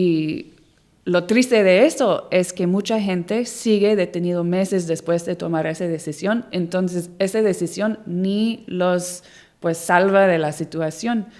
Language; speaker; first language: Spanish; non-native, fluent; English